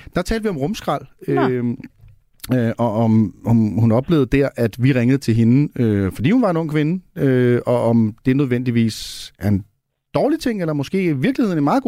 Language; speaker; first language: Danish; native; Danish